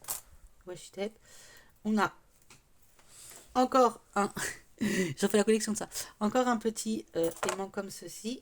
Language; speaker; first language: French; native; French